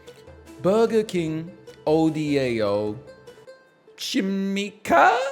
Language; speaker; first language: Korean; non-native, learner; English